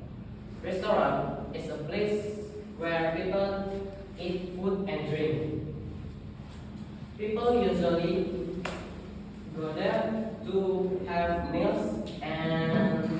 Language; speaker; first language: English; non-native, learner; Indonesian